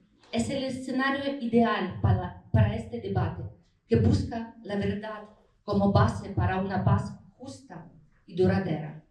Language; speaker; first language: Spanish; non-native, fluent; Ukrainian